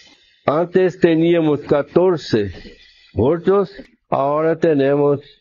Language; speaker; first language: Spanish; non-native, fluent; Portuguese